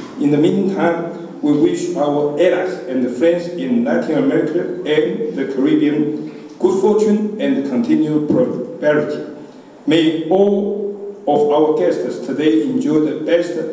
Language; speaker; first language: English; non-native, fluent; Chinese